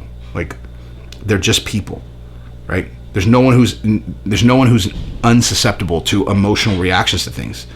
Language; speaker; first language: English; native; English